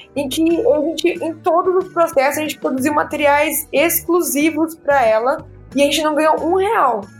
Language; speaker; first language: Portuguese; native; Portuguese